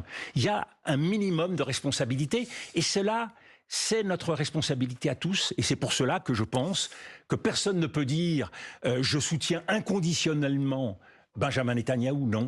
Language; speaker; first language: French; native; French